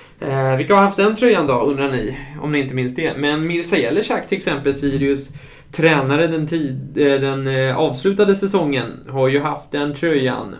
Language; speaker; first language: Swedish; native; Swedish